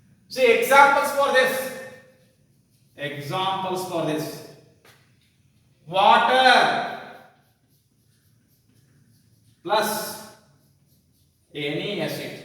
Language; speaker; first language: English; non-native, local second language; Kannada